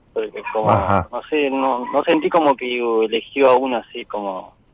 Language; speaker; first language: Spanish; native; Spanish